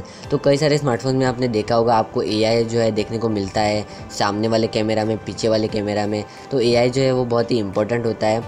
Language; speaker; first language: Hindi; native; Hindi